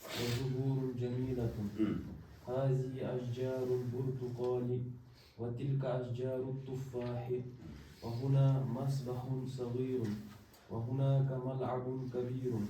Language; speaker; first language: Arabic; non-native, learner; Urdu